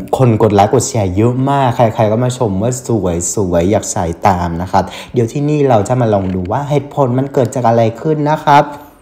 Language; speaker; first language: Thai; non-native, fluent; Vietnamese